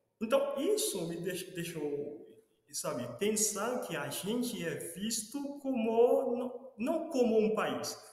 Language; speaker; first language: Portuguese; non-native, fluent; Haitian Creole